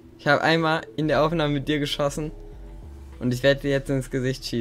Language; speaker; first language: German; native; German